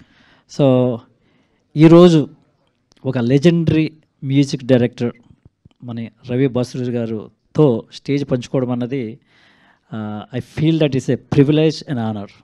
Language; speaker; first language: Telugu; native; Telugu